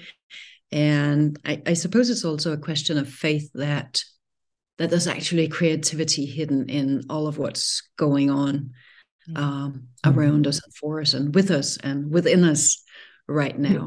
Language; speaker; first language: English; non-native, fluent; Danish